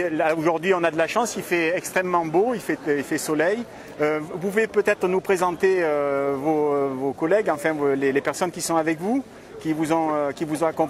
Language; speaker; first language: French; native; French